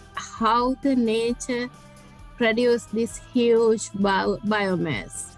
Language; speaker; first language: English; non-native, local second language; Sinhala